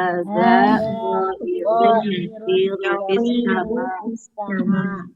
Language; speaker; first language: Arabic; non-native, learner; Indonesian